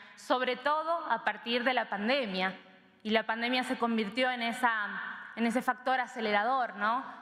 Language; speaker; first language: Spanish; native; Spanish